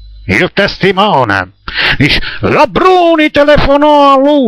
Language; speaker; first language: Italian; native; Italian